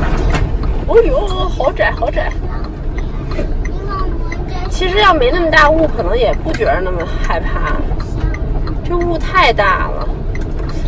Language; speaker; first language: Chinese; native; Chinese